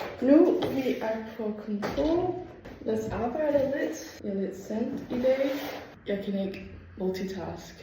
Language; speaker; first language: Danish; non-native, learner; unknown